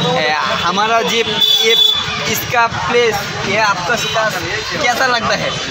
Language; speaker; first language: Hindi; non-native, learner; Bangla